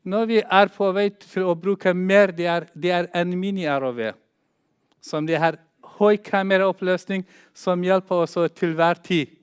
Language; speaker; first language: Norwegian; non-native, fluent; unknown